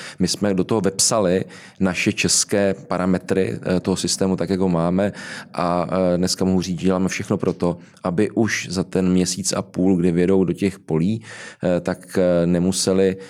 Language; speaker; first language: Czech; native; Czech